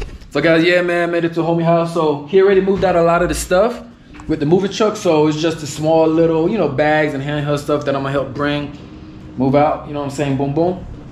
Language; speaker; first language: English; native; English